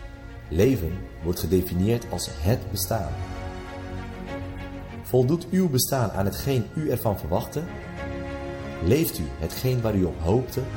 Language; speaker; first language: Dutch; native; Dutch